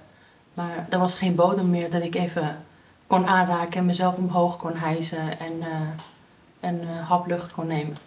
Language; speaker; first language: Dutch; early bilingual, other home language; Persian